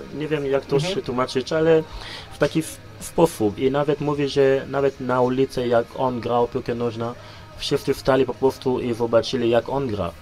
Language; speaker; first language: Polish; non-native, learner; Lingala